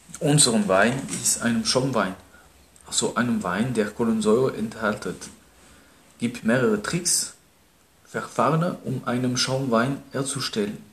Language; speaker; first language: German; non-native, learner; Spanish